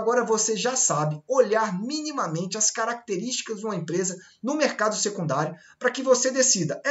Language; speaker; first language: Portuguese; native; Portuguese